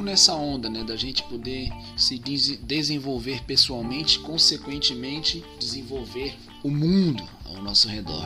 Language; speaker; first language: Portuguese; native; Portuguese